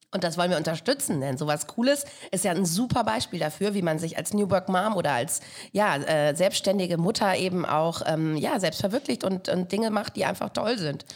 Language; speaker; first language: German; native; German